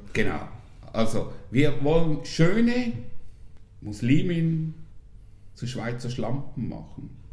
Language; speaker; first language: German; native; German